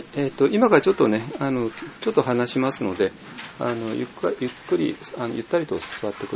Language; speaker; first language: Japanese; native; Japanese